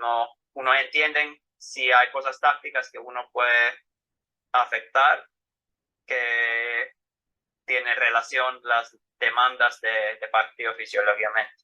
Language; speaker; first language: Spanish; non-native, fluent; Finnish